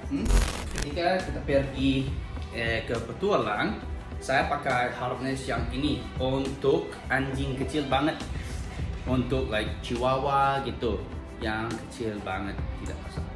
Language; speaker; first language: Indonesian; non-native, learner; English